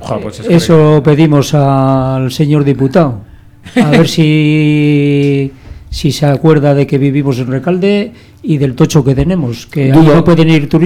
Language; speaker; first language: Spanish; native; Spanish